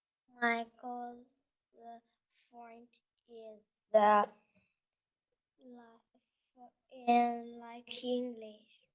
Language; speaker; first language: English; non-native, learner; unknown